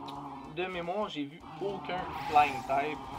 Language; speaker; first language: French; native; French